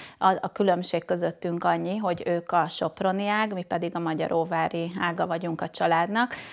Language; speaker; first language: Hungarian; native; Hungarian